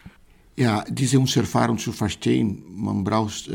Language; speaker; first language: German; non-native, learner; Portuguese